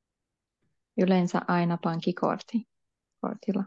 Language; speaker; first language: Finnish; non-native, learner; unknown